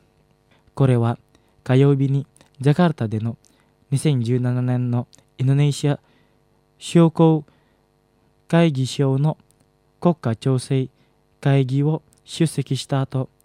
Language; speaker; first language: Japanese; non-native, fluent; Indonesian